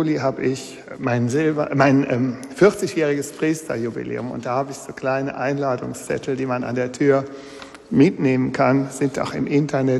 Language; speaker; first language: German; native; German